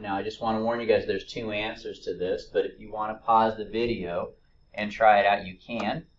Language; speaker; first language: English; native; English